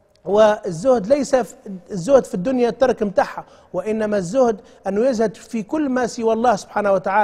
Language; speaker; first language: Arabic; native; Arabic